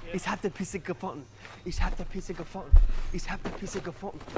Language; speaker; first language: German; non-native, learner; English